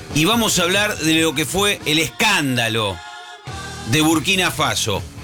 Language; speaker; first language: Spanish; native; Spanish